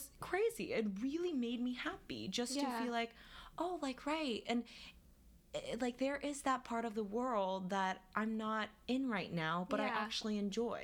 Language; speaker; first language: English; non-native, fluent; Korean